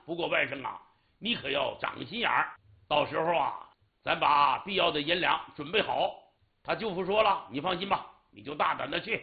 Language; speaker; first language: Chinese; native; Chinese